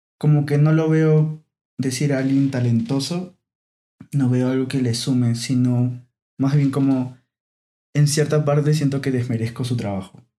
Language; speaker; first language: Spanish; native; Spanish